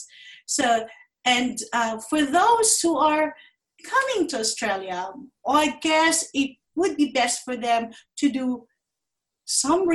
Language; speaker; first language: English; non-native, local second language; Filipino